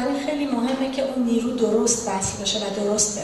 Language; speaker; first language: Persian; native; Persian